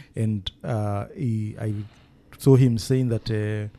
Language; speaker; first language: English; non-native, local second language; Kikuyu